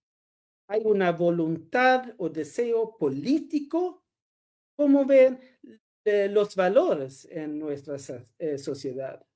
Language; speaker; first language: Spanish; non-native, fluent; Swedish